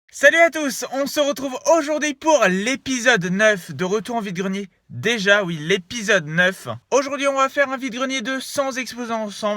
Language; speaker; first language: French; native; French